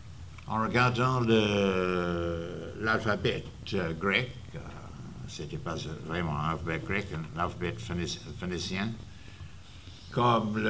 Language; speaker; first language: French; non-native, fluent; English